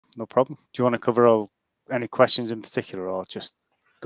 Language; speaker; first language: English; native; English